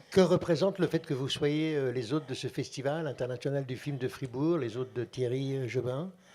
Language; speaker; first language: French; native; French